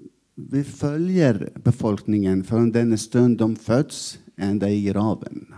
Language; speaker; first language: Swedish; non-native, fluent; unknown